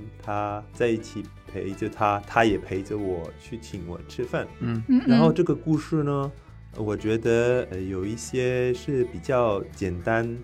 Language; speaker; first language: Chinese; non-native, learner; French